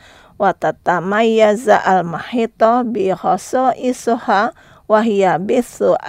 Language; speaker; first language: Arabic; non-native, fluent; Indonesian